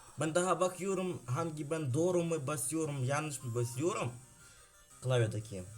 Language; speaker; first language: Turkish; non-native, learner; Ukrainian